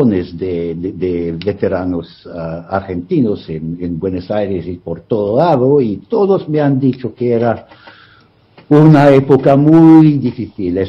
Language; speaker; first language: Spanish; non-native, fluent; English